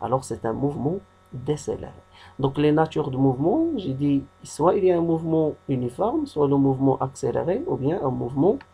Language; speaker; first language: French; non-native, local second language; Arabic